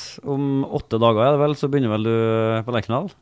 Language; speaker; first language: Norwegian; native; Norwegian